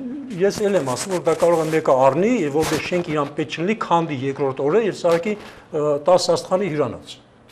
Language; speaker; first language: Armenian; native; Armenian